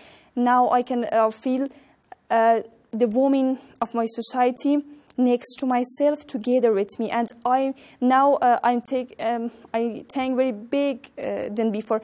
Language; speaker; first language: English; non-native, learner; Persian